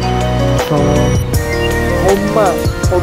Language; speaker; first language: English; non-native, learner; Chinese